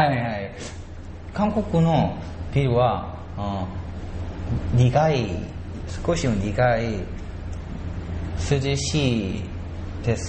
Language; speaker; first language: Japanese; non-native, learner; Korean